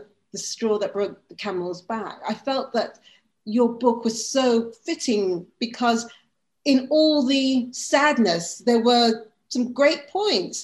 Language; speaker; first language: English; native; English